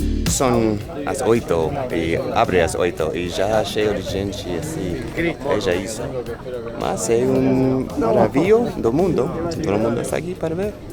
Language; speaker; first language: Portuguese; non-native, fluent; English